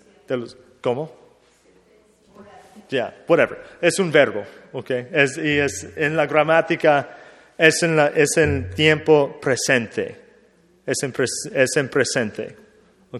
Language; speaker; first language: Spanish; non-native, fluent; English